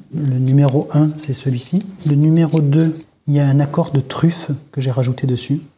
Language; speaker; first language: French; native; French